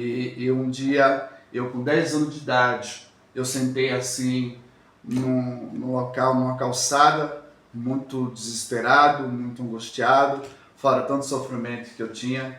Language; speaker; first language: Portuguese; native; Portuguese